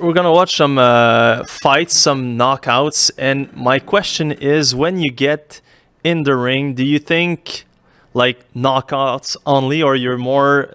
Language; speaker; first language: English; non-native, fluent; French